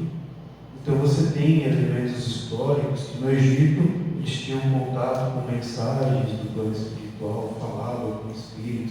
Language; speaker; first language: Portuguese; native; Portuguese